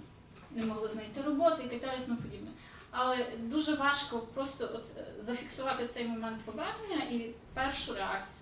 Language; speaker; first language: Ukrainian; early bilingual, heritage; Ukrainian